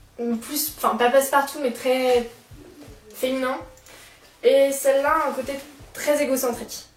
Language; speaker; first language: French; native; French